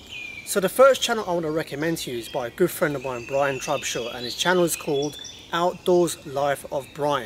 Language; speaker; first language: English; native; English